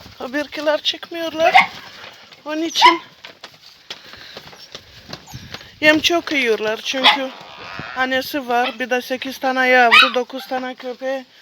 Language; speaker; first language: Turkish; non-native, learner; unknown